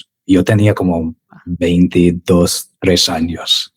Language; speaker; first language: Spanish; non-native, fluent; English